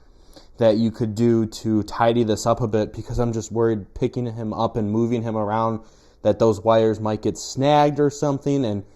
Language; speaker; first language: English; native; English